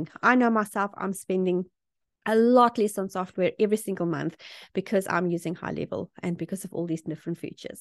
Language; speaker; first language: English; native; English